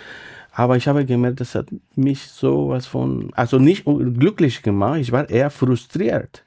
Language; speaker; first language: German; non-native, fluent; Spanish